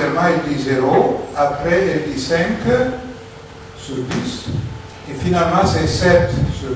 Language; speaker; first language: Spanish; non-native, learner; Italian